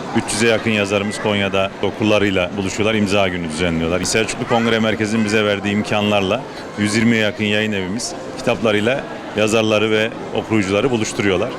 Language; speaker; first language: Turkish; native; Turkish